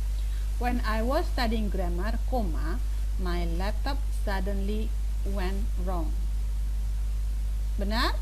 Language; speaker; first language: English; non-native, fluent; Indonesian